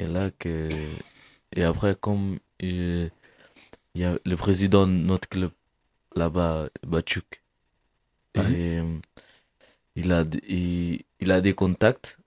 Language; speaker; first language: French; non-native, fluent; Kabuverdianu